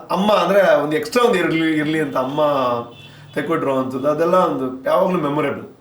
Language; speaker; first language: Kannada; non-native, local second language; Tulu